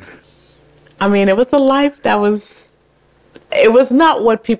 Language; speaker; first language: English; native; English